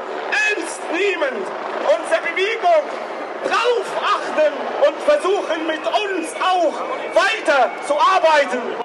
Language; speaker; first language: German; non-native, learner; Arabic